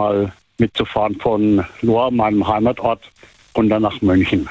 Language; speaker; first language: German; native; German